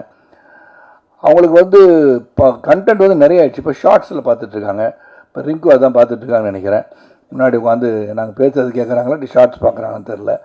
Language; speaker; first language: Tamil; native; Tamil